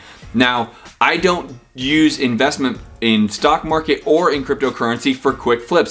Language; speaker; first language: English; native; English